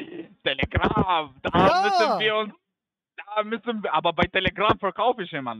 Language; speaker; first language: German; non-native, fluent; Albanian